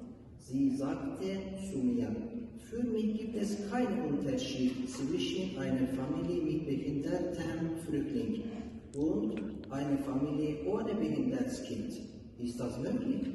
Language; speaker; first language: German; non-native, learner; Turkish